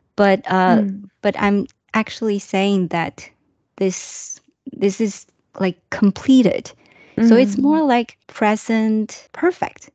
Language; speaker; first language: English; non-native, fluent; Chinese